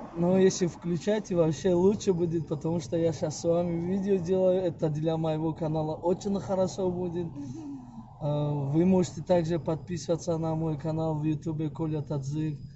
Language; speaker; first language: Russian; non-native, local second language; Tajik